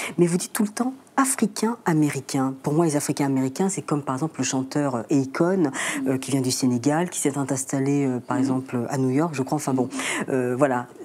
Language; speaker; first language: French; native; French